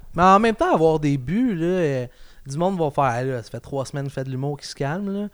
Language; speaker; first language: French; native; French